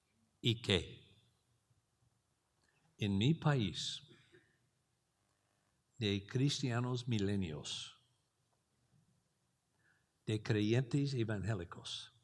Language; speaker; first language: Spanish; non-native, learner; English